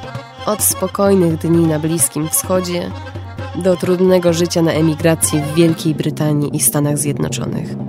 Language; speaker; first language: Polish; native; Polish